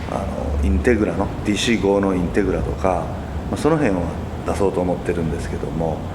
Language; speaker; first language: Japanese; native; Japanese